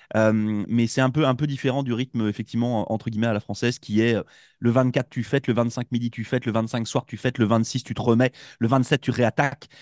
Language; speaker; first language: French; native; French